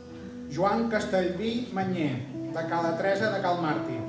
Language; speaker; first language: Catalan; native; Catalan